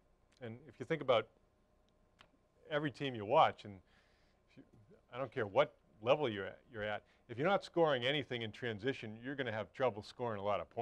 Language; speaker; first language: English; native; English